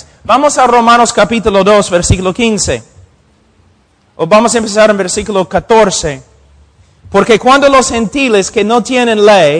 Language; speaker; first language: Spanish; non-native, fluent; English